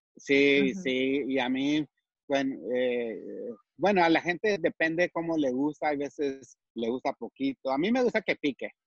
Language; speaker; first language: Spanish; early bilingual, heritage; Spanish